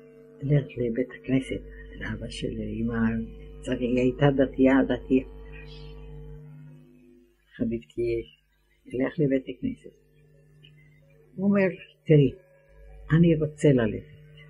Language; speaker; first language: Hebrew; non-native, fluent; Ladino